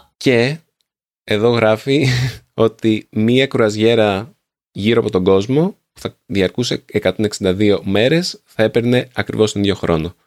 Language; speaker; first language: Greek; native; Greek